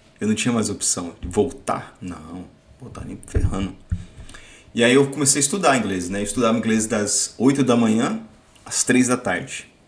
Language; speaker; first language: Portuguese; native; Portuguese